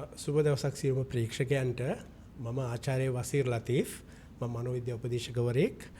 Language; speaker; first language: Sinhala; non-native, local second language; Malay